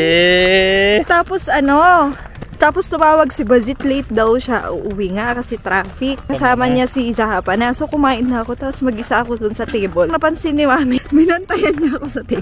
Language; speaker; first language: Filipino; native; Filipino